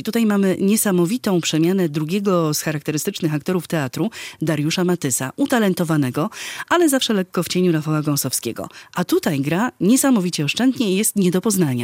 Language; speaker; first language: Polish; native; Polish